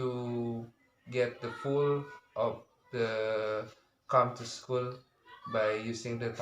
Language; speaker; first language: English; non-native, learner; Indonesian